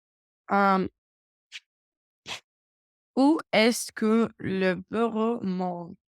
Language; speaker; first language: French; non-native, learner; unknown